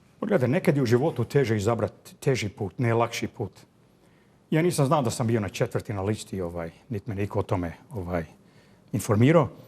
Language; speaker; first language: Bosnian; early bilingual, heritage; Croatian